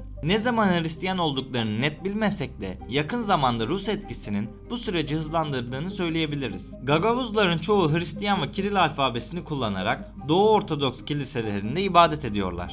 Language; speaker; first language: Turkish; native; Turkish